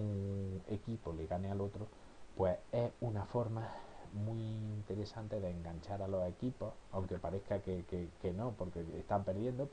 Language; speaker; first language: Spanish; native; Spanish